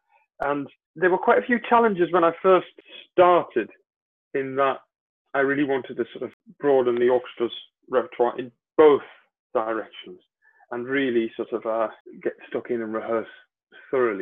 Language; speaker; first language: English; native; English